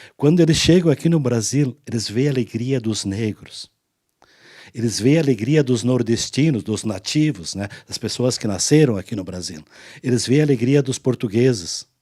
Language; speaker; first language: Portuguese; non-native, local second language; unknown